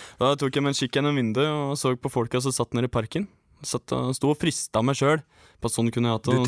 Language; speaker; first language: Norwegian; native; Norwegian